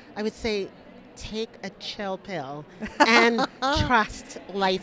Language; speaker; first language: English; early bilingual, other home language; Spanish